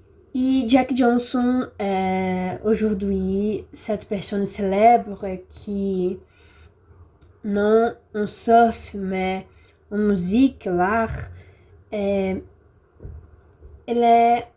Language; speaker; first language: French; non-native, learner; Portuguese